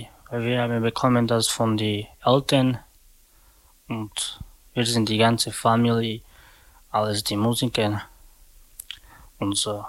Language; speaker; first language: German; non-native, learner; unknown